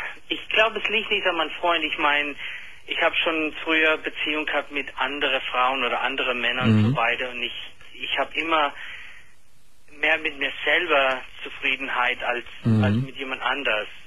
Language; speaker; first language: German; non-native, fluent; English